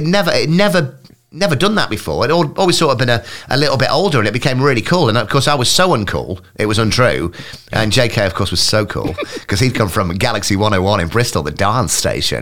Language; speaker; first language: English; native; English